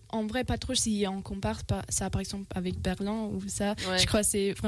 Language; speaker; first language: French; non-native, fluent; German